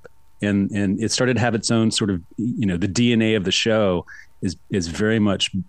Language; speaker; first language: English; native; English